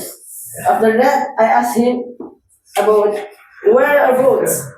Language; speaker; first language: English; non-native, learner; Indonesian